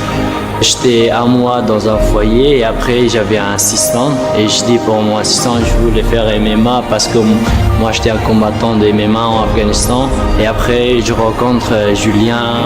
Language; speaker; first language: French; non-native, learner; Persian